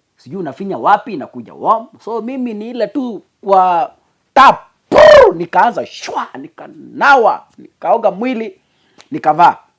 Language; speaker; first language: Swahili; non-native, local second language; Gusii